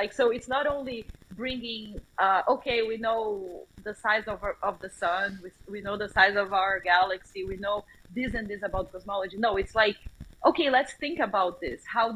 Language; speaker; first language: English; non-native, fluent; Portuguese